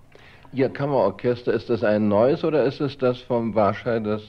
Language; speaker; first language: German; native; German